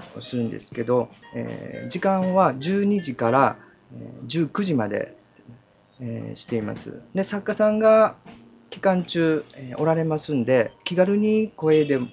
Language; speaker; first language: Japanese; native; Japanese